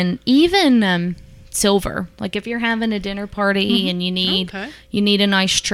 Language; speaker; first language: English; native; English